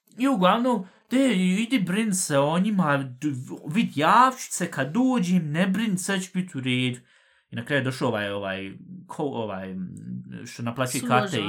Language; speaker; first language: Bosnian; early bilingual, heritage; Bosnian